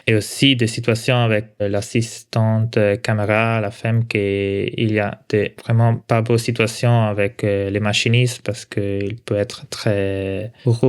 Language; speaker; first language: French; non-native, local second language; Italian